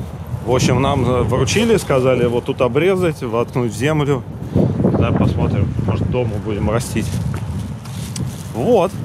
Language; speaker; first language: Russian; native; Russian